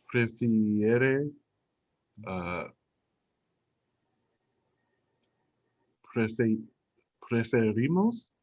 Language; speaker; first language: Spanish; non-native, learner; English